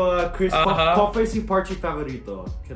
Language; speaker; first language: Portuguese; non-native, fluent; English